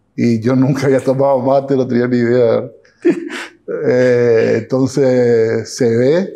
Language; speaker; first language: Spanish; native; Spanish